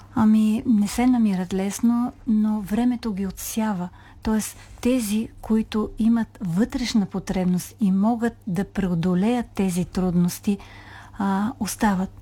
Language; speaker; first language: Bulgarian; native; Bulgarian